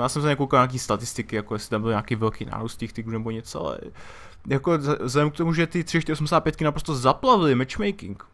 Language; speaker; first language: Czech; native; Czech